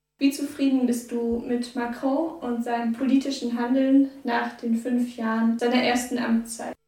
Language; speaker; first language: German; native; German